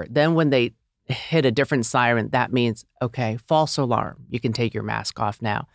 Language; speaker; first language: English; native; English